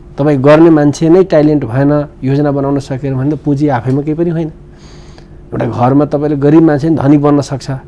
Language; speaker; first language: Nepali; non-native, local second language; Bhojpuri